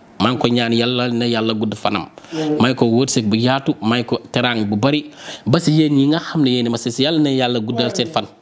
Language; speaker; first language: Wolof; non-native, local second language; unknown